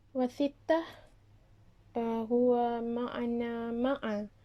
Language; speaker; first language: Arabic; non-native, learner; Malay